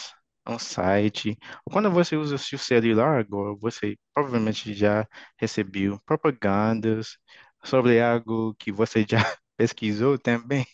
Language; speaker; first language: Portuguese; non-native, fluent; English